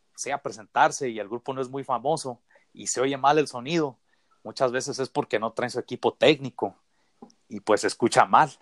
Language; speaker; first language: Spanish; early bilingual, heritage; Spanish